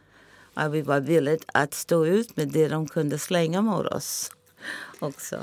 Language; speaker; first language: Swedish; non-native, fluent; English